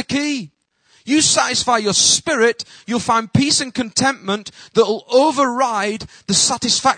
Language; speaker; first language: English; native; English